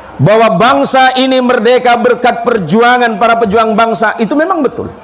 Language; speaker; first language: Indonesian; non-native, local second language; Madurese